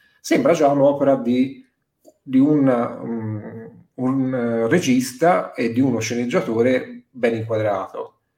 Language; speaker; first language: Italian; native; Italian